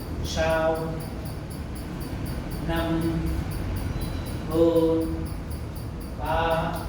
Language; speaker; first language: Vietnamese; non-native, learner; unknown